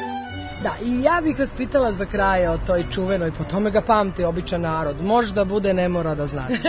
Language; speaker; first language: Serbian; native; Serbian